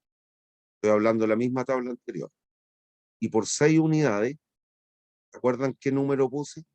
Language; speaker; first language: Spanish; native; Spanish